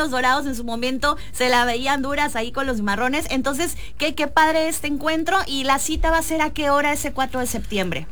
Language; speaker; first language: Spanish; native; Spanish